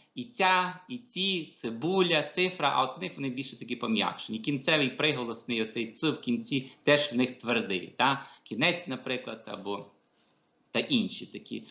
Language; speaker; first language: Ukrainian; native; Ukrainian